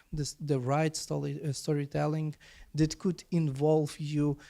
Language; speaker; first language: English; non-native, fluent; Ukrainian